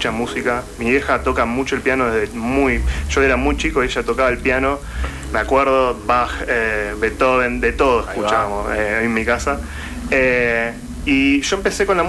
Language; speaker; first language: Spanish; native; Spanish